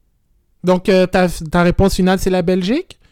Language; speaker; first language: French; native; French